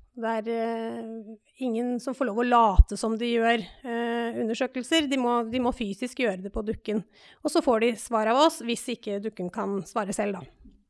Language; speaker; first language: Norwegian; native; Norwegian